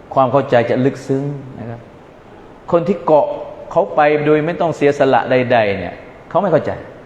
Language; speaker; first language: Thai; non-native, local second language; Malay